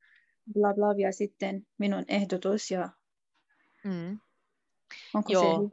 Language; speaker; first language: Finnish; non-native, learner; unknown